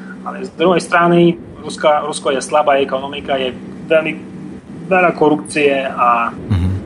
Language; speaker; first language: Slovak; non-native, fluent; Russian